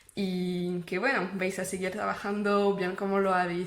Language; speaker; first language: Spanish; non-native, fluent; French